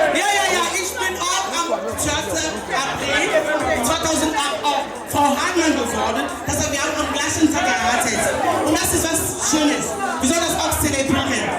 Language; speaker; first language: German; non-native, fluent; French